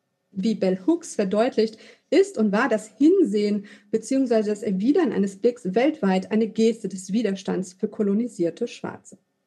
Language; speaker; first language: German; native; German